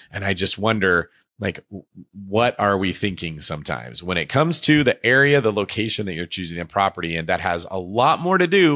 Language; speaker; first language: English; native; English